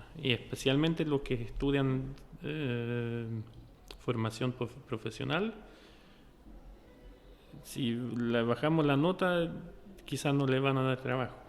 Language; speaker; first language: Spanish; non-native, fluent; Norwegian